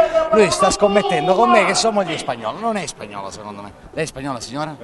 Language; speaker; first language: Italian; native; Italian